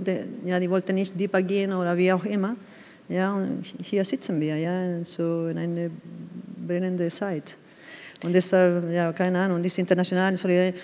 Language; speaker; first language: German; non-native, fluent; Spanish